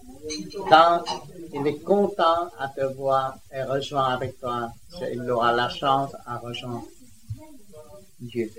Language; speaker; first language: French; non-native, learner; Vietnamese